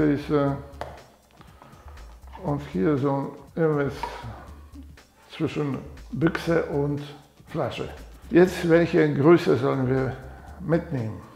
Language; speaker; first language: German; non-native, fluent; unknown